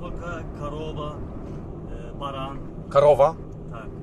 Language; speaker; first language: Polish; non-native, learner; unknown